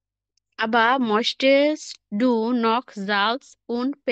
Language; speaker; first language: German; non-native, learner; Bangla